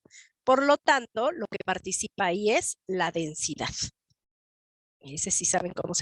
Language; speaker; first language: Spanish; native; Spanish